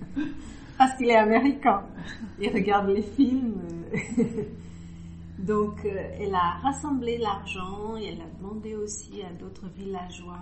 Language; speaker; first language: French; non-native, fluent; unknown